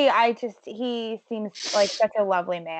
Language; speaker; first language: English; native; English